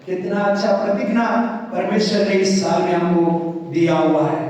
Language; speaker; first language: Hindi; non-native, local second language; Telugu